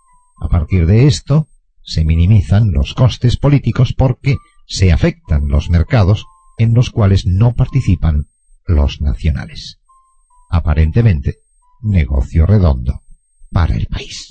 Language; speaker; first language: Spanish; native; Spanish